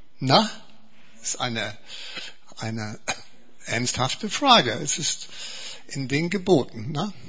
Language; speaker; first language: German; non-native, fluent; English